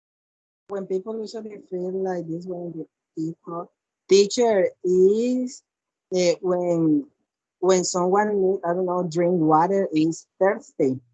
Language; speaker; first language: English; non-native, learner; Spanish